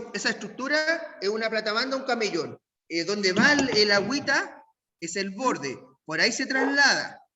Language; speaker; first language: Spanish; native; Spanish